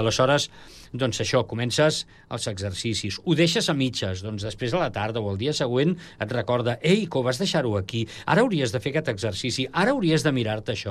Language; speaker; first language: Catalan; native; Catalan